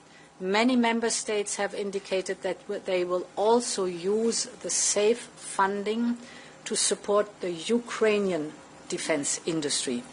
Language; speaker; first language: English; non-native, fluent; German